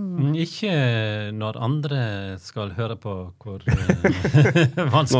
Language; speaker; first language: Norwegian; native; Norwegian